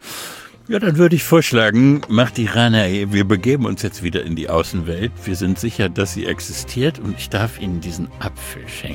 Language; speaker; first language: German; native; German